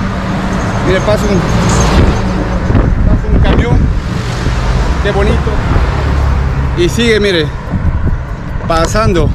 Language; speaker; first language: Spanish; native; Spanish